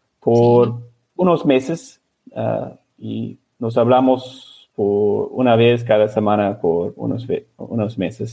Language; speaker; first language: Spanish; non-native, learner; English